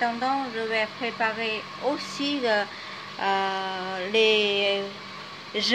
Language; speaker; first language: French; non-native, fluent; Vietnamese